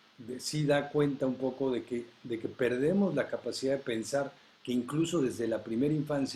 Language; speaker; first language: Spanish; native; Spanish